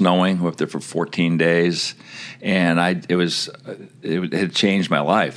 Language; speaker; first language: English; native; English